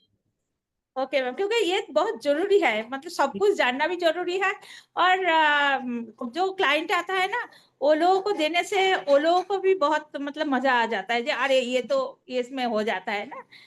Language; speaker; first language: Hindi; non-native, local second language; Bangla